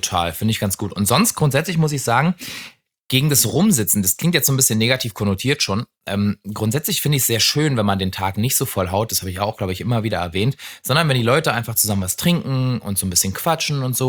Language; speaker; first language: German; native; German